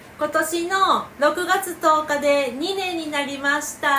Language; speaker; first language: Japanese; non-native, fluent; Thai